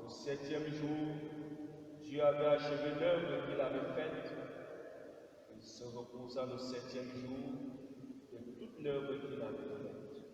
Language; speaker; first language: French; native; French